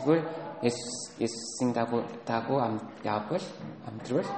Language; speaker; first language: Mongolian; non-native, fluent; Korean